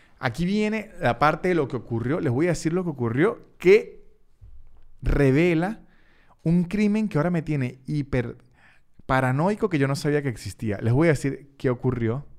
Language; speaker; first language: Spanish; native; Spanish